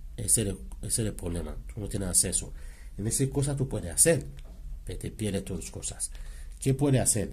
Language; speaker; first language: Spanish; non-native, learner; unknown